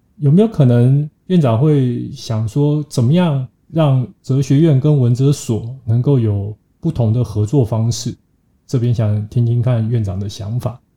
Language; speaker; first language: Chinese; native; Chinese